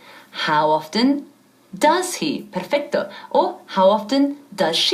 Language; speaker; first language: English; non-native, fluent; Spanish